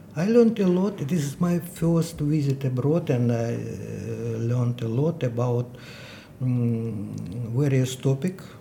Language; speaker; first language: English; non-native, fluent; Ukrainian